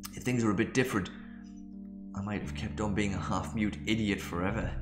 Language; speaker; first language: English; native; English